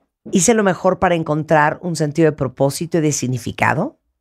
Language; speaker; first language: Spanish; native; Spanish